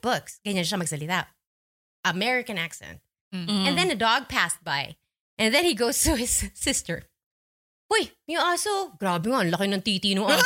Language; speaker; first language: English; non-native, local second language; Filipino